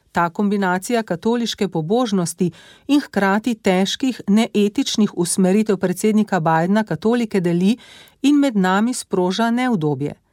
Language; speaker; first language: Slovenian; native; Slovenian